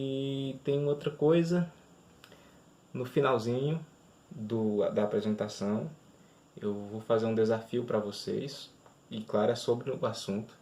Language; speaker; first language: Portuguese; native; Portuguese